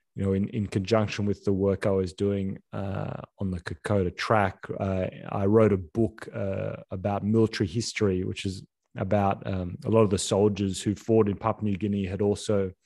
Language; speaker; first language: English; native; English